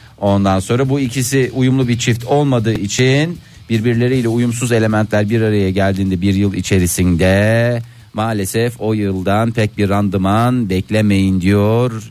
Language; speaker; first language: Turkish; native; Turkish